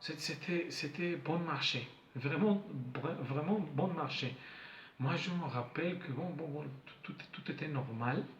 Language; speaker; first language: French; non-native, fluent; Spanish